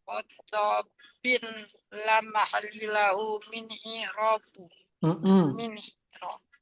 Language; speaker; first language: Arabic; non-native, learner; Indonesian